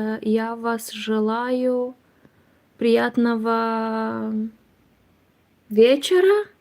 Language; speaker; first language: Russian; non-native, learner; Romanian